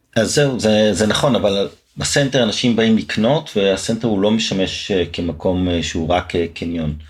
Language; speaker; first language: Hebrew; native; Hebrew